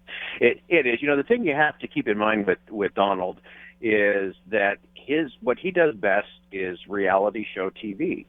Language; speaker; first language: English; native; English